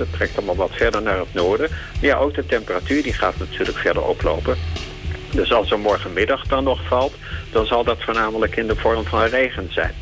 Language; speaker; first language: Dutch; native; Dutch